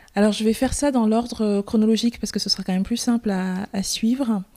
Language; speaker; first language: French; native; French